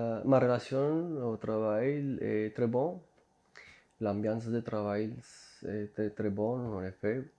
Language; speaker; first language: French; non-native, learner; Spanish